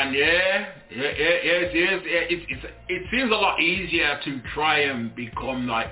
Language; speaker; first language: English; native; English